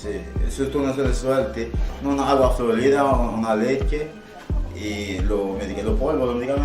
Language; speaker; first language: Spanish; non-native, learner; Haitian Creole